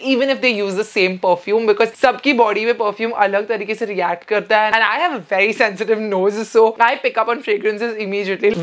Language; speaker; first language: English; non-native, local second language; Hindi